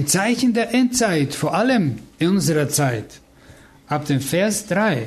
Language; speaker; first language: German; non-native, fluent; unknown